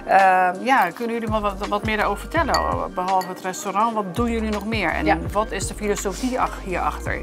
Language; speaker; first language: Dutch; native; Dutch